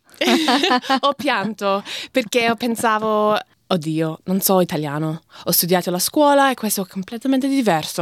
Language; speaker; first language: Italian; non-native, fluent; English